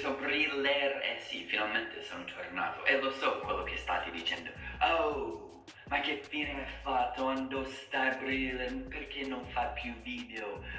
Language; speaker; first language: Italian; non-native, fluent; English